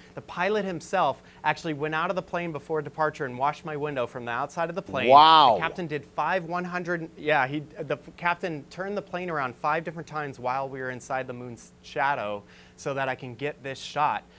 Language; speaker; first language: English; native; English